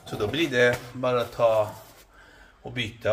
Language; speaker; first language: Swedish; non-native, fluent; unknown